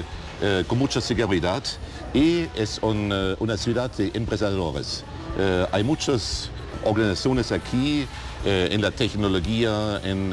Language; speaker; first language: Spanish; non-native, learner; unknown